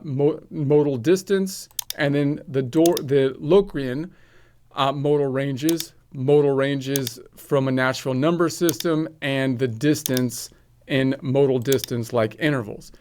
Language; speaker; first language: English; native; English